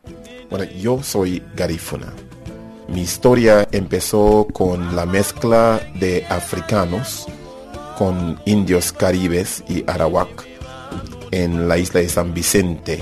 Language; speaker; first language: Spanish; non-native, fluent; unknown